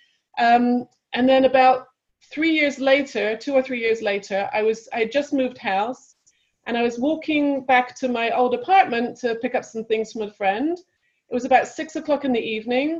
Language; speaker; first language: English; native; English